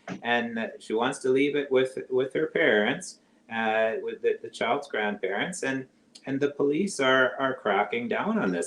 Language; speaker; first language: English; native; English